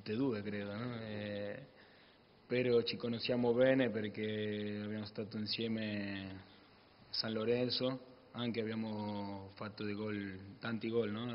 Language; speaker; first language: Italian; non-native, learner; Spanish